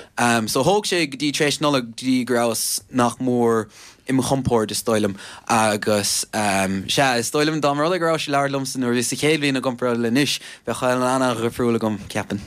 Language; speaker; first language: Irish; non-native, local second language; English